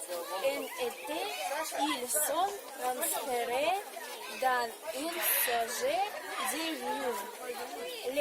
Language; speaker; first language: French; non-native, learner; Russian